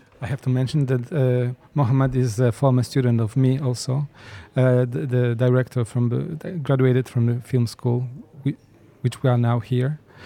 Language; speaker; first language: English; non-native, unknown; Polish